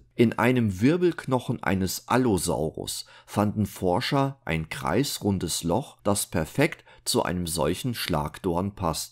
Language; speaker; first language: German; native; German